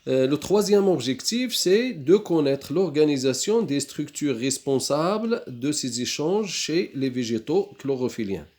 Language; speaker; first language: French; non-native, local second language; Arabic